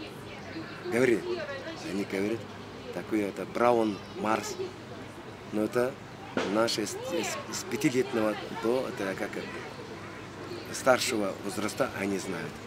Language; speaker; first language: Russian; non-native, learner; Mongolian